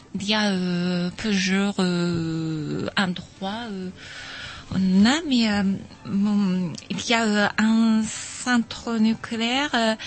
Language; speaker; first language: French; non-native, learner; Japanese